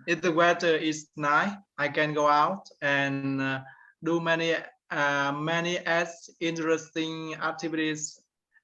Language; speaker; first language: English; non-native, learner; Vietnamese